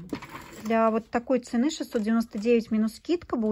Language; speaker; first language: Russian; native; Russian